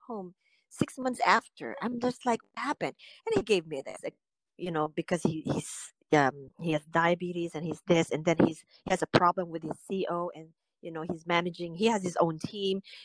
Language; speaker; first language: English; non-native, local second language; Filipino